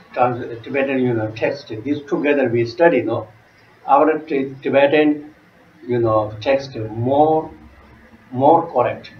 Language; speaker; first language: English; non-native, learner; Tibetan